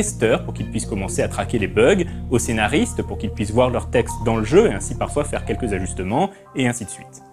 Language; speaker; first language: French; native; French